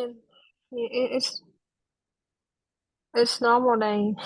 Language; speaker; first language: English; non-native, learner; Vietnamese